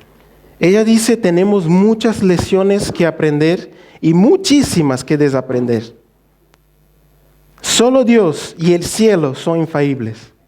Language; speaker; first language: Spanish; non-native, fluent; Portuguese